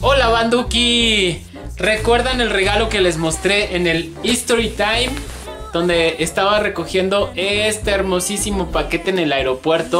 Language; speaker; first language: Spanish; native; Spanish